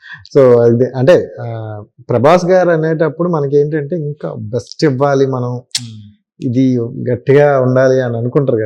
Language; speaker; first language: Telugu; native; Telugu